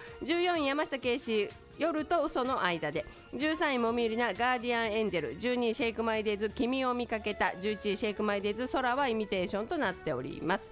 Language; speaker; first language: Japanese; native; Japanese